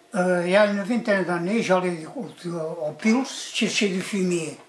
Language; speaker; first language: French; early bilingual, other home language; Spanish